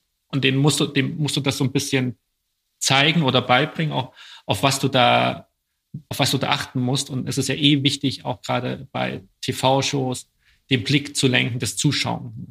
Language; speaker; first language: German; native; German